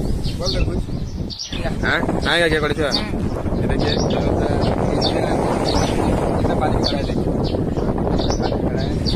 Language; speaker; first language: Hindi; non-native, local second language; Odia